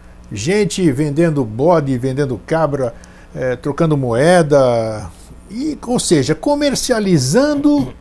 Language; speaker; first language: Portuguese; native; Portuguese